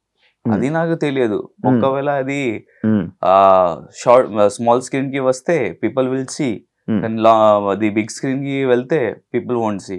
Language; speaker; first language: Telugu; non-native, local second language; Hindi